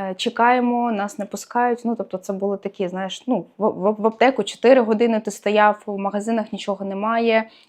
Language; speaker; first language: Ukrainian; native; Ukrainian